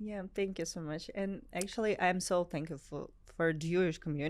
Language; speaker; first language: English; non-native, learner; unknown